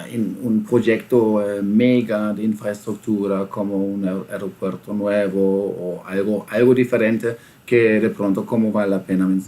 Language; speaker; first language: Spanish; non-native, fluent; German